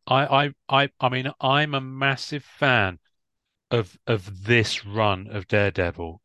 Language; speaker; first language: English; native; English